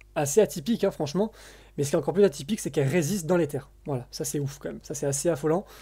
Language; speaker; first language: French; native; French